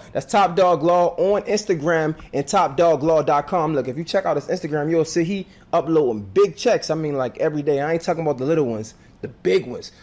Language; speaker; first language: English; native; English